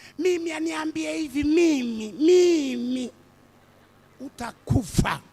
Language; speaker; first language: Swahili; native; Swahili